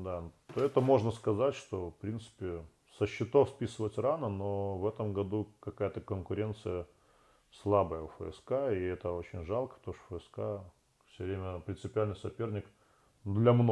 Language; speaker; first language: Russian; native; Russian